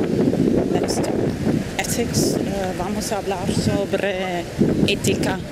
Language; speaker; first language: Spanish; non-native, fluent; German